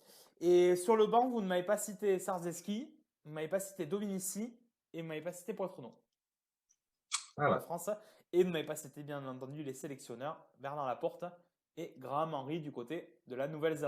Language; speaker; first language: French; native; French